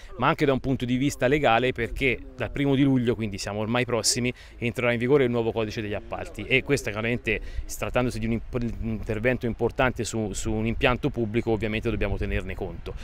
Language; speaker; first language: Italian; native; Italian